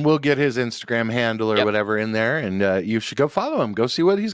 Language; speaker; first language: English; native; English